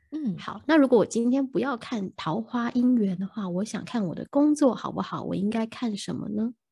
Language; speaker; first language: Chinese; native; Chinese